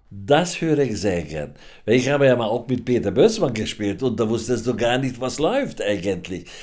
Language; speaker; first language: German; non-native, fluent; Hungarian